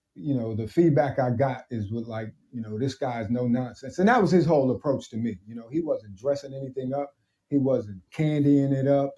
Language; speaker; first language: English; native; English